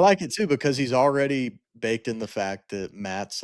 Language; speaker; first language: English; native; English